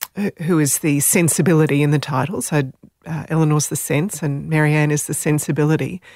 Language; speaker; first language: English; non-native, local second language; Slovenian